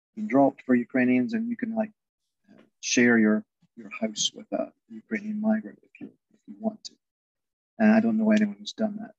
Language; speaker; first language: English; native; English